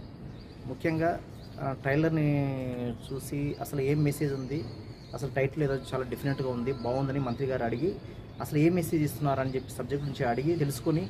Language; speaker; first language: Telugu; native; Telugu